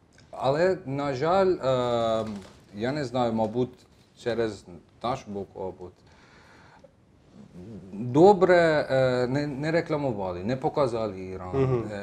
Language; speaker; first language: Ukrainian; non-native, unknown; Persian